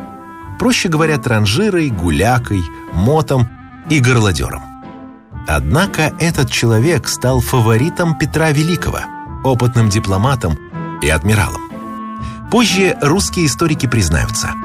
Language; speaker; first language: Russian; native; Russian